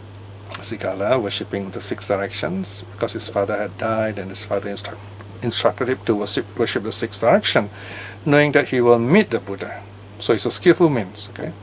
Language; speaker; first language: English; native; English